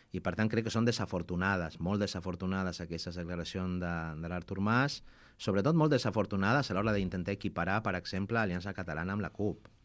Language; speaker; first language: Catalan; non-native, fluent; Spanish